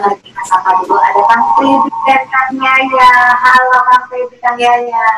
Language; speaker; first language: Indonesian; native; Indonesian